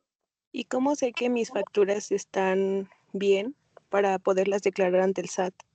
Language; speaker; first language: Spanish; native; Spanish